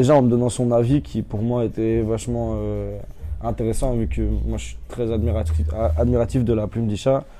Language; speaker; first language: French; native; French